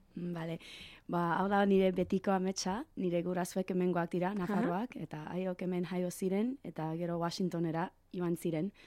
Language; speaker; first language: Basque; non-native, learner; English